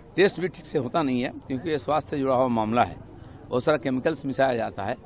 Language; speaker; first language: Hindi; non-native, local second language; Bangla